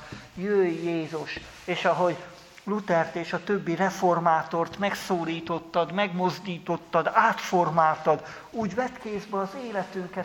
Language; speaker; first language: Hungarian; native; Hungarian